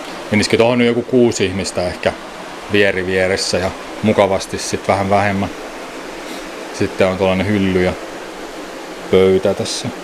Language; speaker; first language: Finnish; native; Finnish